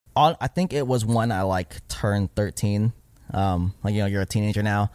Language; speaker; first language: English; early bilingual, other home language; Filipino